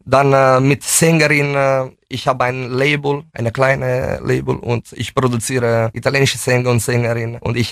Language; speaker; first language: German; non-native, fluent; Italian